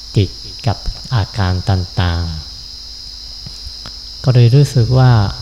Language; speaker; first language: Thai; non-native, fluent; Japanese